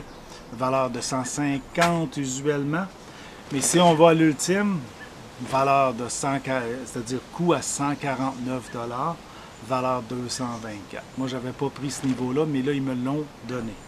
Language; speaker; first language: French; native; French